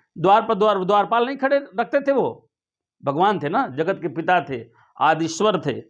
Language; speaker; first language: Hindi; native; Hindi